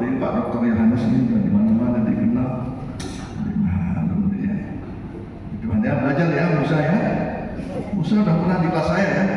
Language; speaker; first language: Indonesian; native; Indonesian